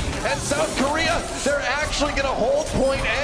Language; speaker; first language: English; native; English